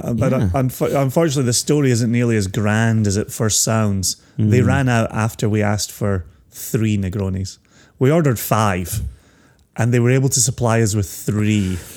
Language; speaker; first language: English; native; English